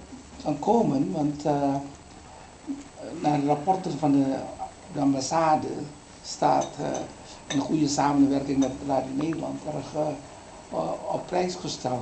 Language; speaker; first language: Dutch; non-native, fluent; Indonesian